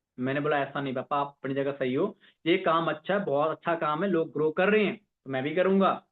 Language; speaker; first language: Hindi; non-native, local second language; Punjabi